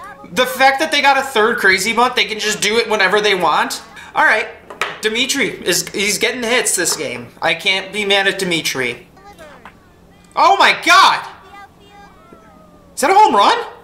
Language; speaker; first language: English; native; English